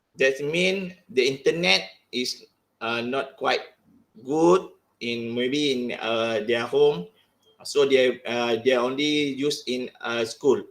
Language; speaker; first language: English; non-native, local second language; Malay